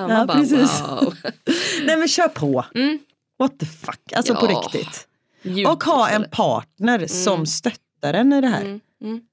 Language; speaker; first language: Swedish; native; Swedish